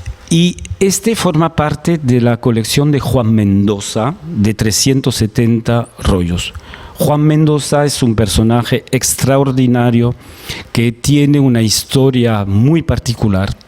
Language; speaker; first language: Spanish; non-native, fluent; French